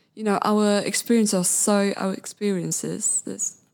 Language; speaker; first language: English; non-native, fluent; Swedish